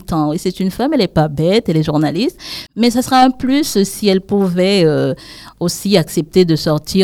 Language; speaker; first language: French; non-native, local second language; Haitian Creole